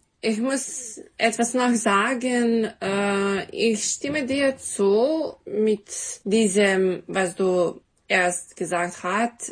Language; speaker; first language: German; non-native, learner; Serbian